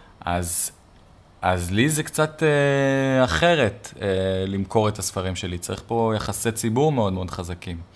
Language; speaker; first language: Hebrew; native; Hebrew